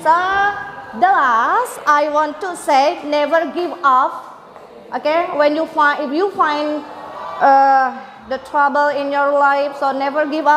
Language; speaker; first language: English; non-native, fluent; Indonesian